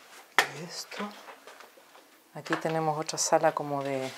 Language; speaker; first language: Spanish; native; Spanish